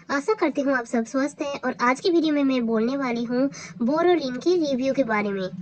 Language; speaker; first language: Hindi; non-native, local second language; Bangla